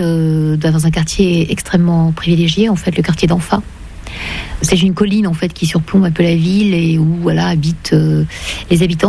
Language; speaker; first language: French; native; French